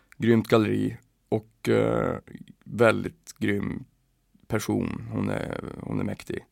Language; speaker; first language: Swedish; native; Swedish